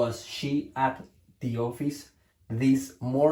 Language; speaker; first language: English; non-native, fluent; Spanish